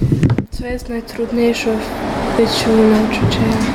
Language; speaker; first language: Polish; early bilingual, heritage; Polish